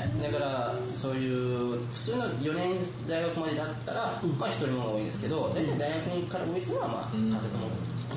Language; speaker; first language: Japanese; non-native, fluent; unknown